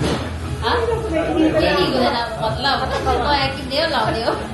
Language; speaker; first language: Filipino; non-native, learner; Nepali